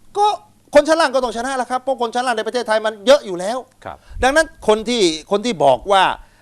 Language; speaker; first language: Thai; native; Thai